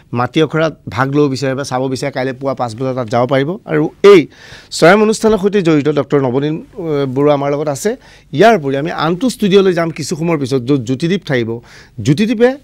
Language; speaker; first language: Assamese; native; Assamese